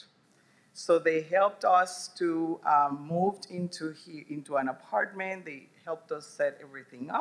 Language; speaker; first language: English; non-native, fluent; Spanish